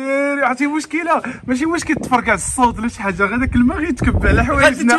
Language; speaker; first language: Arabic; native; Arabic